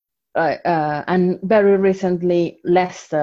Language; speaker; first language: English; non-native, fluent; Spanish